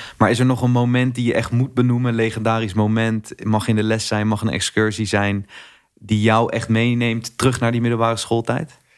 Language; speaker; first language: Dutch; native; Dutch